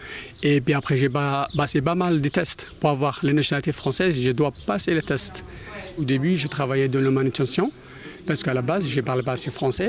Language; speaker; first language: French; non-native, fluent; Somali